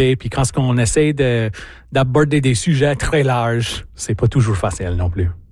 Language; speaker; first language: French; native; French